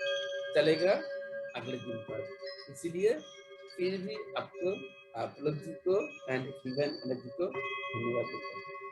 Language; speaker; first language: Hindi; non-native, local second language; Bangla